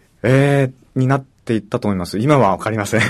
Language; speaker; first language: Japanese; native; Japanese